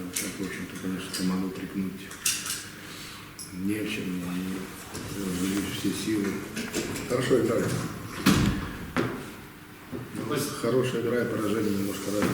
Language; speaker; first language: Russian; native; Russian